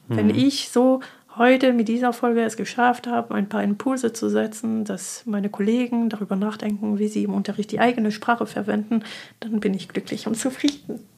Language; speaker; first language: German; non-native, fluent; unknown